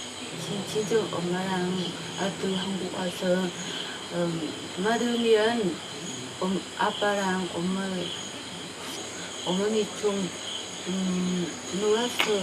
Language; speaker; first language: Korean; non-native, learner; Vietnamese